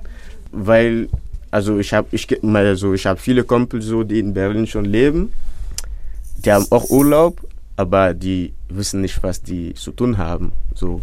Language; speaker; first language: German; non-native, fluent; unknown